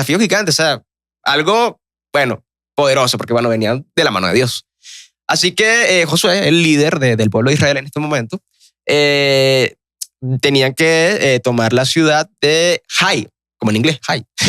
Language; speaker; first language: Spanish; native; Spanish